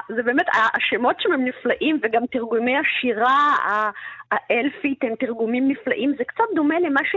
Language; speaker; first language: Hebrew; early bilingual, other home language; Russian